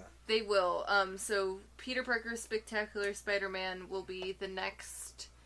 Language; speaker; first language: English; native; English